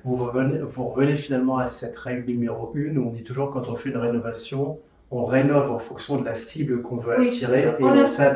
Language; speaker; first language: French; native; French